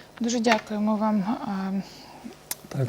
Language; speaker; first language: Ukrainian; native; Ukrainian